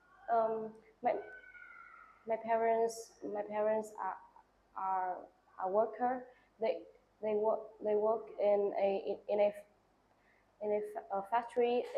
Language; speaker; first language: English; non-native, learner; Vietnamese